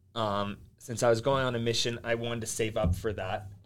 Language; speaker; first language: English; early bilingual, other home language; Finnish